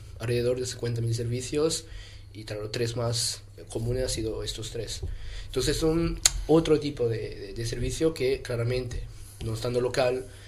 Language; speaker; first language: Spanish; non-native, fluent; German